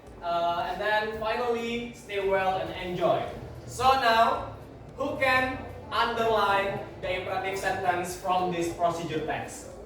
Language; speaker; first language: English; non-native, learner; Indonesian